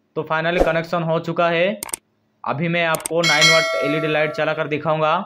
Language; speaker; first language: Hindi; native; Hindi